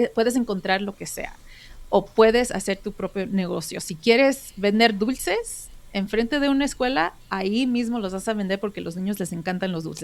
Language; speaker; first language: Spanish; early bilingual, heritage; Spanish